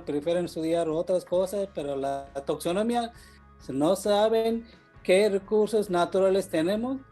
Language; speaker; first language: Spanish; non-native, fluent; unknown